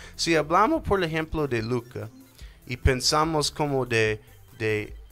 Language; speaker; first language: Spanish; non-native, learner; English